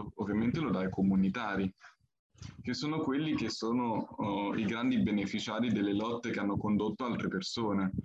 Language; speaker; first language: Italian; early bilingual, other home language; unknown